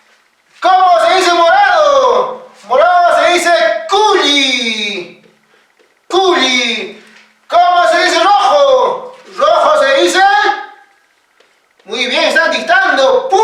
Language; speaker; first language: Spanish; non-native, local second language; Quechua